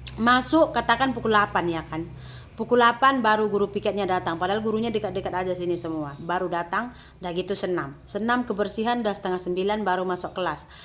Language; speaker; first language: Indonesian; native; Indonesian